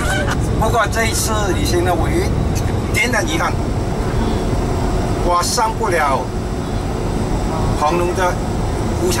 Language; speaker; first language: Chinese; native; Chinese